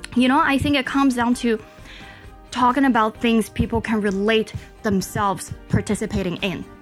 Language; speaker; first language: English; non-native, local second language; Chinese